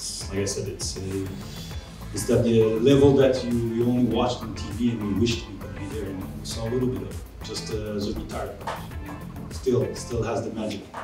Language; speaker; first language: English; non-native, local second language; French